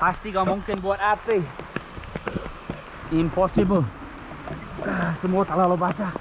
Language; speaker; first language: Indonesian; non-native, fluent; English